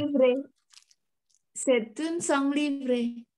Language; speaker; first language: French; non-native, learner; Indonesian